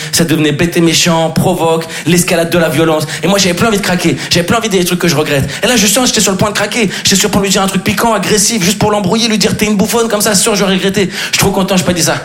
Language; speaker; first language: French; native; French